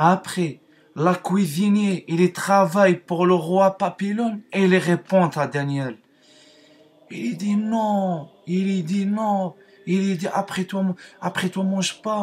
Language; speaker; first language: French; non-native, learner; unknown